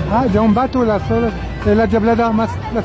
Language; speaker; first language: Spanish; non-native, learner; French